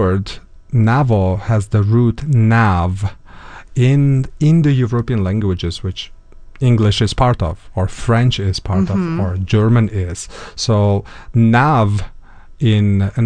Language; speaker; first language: English; non-native, fluent; Uzbek